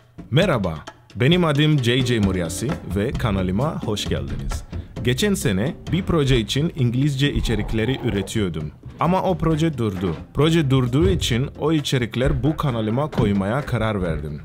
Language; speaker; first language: Turkish; non-native, fluent; Swahili